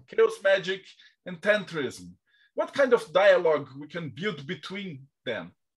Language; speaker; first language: English; non-native, fluent; Portuguese